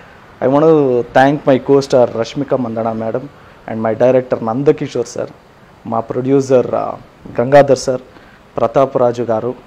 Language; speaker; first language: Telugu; non-native, learner; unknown